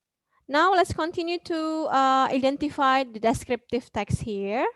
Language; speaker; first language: English; non-native, fluent; Indonesian